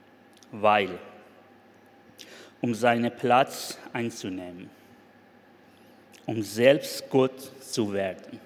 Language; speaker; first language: German; non-native, fluent; Persian